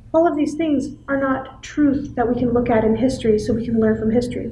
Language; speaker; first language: English; native; English